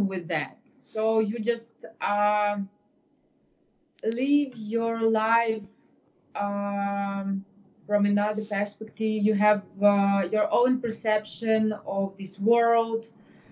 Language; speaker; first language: English; non-native, fluent; Ukrainian